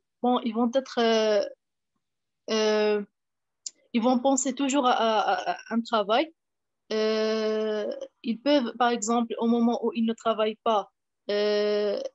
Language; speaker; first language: French; non-native, fluent; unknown